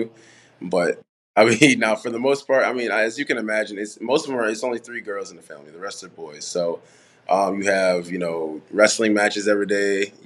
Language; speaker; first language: English; native; English